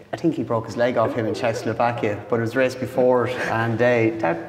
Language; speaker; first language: English; native; English